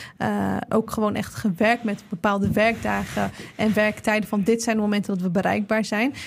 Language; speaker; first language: Dutch; early bilingual, other home language; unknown